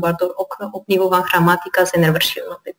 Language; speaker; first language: Dutch; non-native, fluent; Armenian